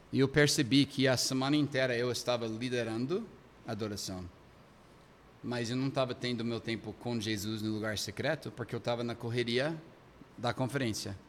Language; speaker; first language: Portuguese; non-native, fluent; English